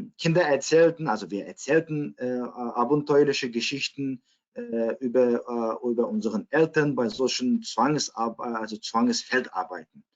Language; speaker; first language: German; non-native, fluent; Uyghur